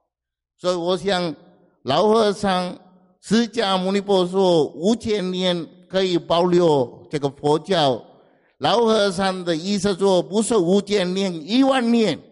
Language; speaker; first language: Chinese; non-native, fluent; Sinhala